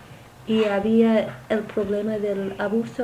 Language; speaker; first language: Spanish; non-native, fluent; English